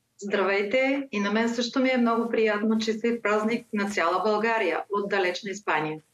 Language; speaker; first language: Bulgarian; native; Bulgarian